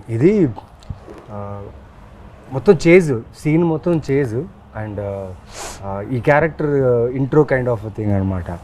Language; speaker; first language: Telugu; native; Telugu